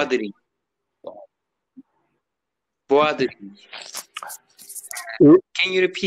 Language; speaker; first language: English; non-native, learner; Turkish